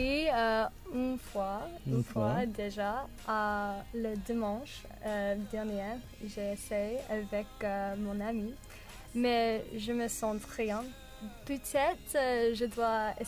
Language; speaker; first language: French; non-native, learner; English